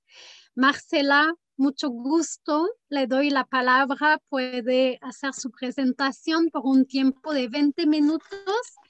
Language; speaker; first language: Spanish; non-native, fluent; French